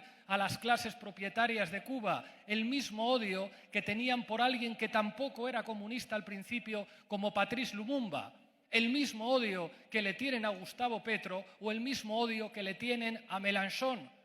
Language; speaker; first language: Spanish; native; Spanish